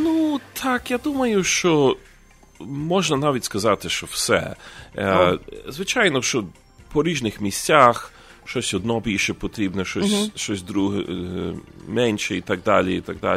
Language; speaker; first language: Ukrainian; early bilingual, heritage; Ukrainian